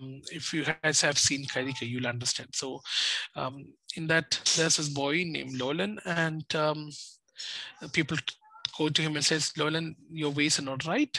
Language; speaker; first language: English; non-native, local second language; Malayalam